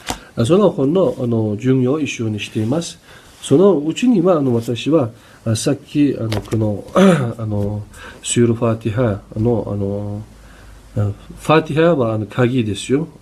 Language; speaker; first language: Japanese; non-native, fluent; Uyghur